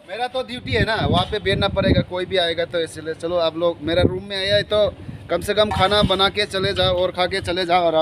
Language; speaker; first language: Hindi; non-native, local second language; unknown